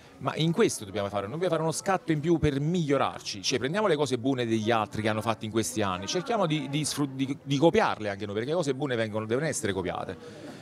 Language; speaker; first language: Italian; native; Italian